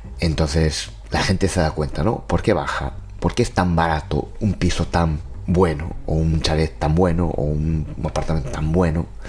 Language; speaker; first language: Spanish; non-native, fluent; Japanese